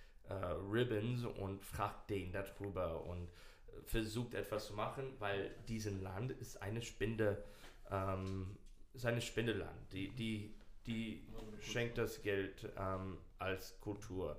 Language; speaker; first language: German; non-native, learner; English